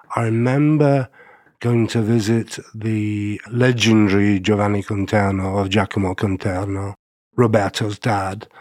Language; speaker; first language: English; native; English